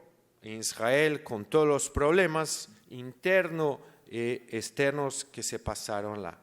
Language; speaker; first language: Spanish; non-native, learner; Portuguese